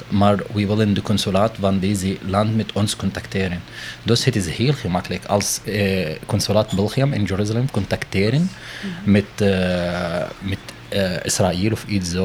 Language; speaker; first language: Dutch; non-native, learner; Arabic